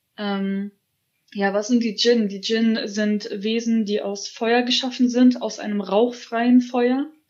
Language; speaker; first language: German; early bilingual, other home language; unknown